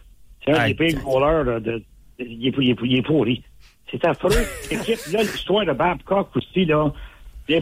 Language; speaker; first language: French; native; French